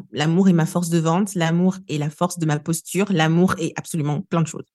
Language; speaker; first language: French; non-native, local second language; Lingala